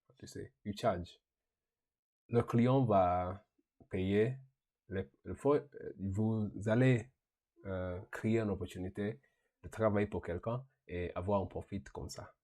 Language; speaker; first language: French; non-native, learner; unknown